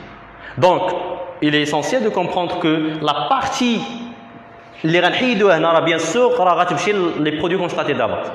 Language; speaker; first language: French; non-native, local second language; Arabic